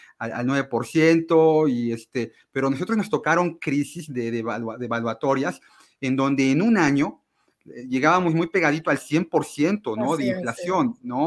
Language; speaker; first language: Spanish; native; Spanish